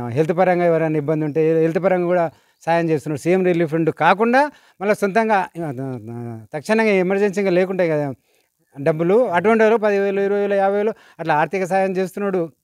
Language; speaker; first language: Telugu; native; Telugu